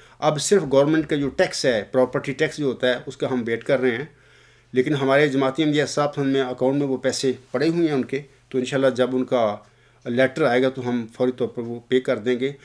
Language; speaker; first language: Urdu; non-native, local second language; Punjabi